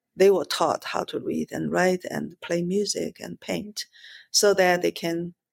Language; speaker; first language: English; non-native, fluent; Chinese